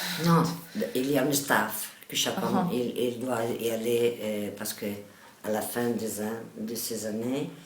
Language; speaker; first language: French; non-native, learner; Catalan